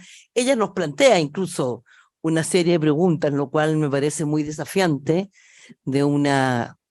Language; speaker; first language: Spanish; native; Spanish